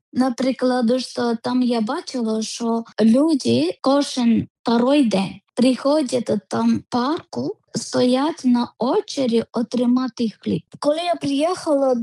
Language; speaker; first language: Ukrainian; non-native, learner; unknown